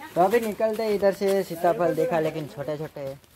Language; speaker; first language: Hindi; non-native, local second language; Gujarati